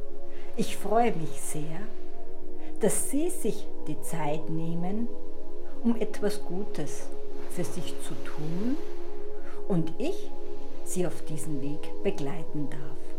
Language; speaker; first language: German; native; German